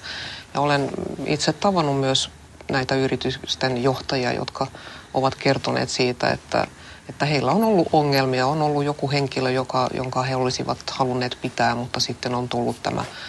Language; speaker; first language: Finnish; non-native, local second language; Swedish